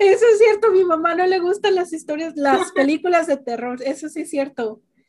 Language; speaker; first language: Spanish; early bilingual, heritage; Spanish